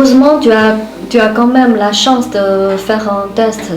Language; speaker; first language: French; non-native, learner; Chinese